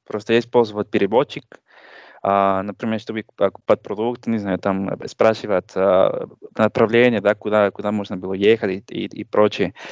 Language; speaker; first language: Russian; non-native, learner; Spanish